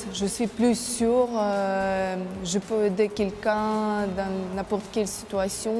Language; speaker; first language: French; non-native, learner; Russian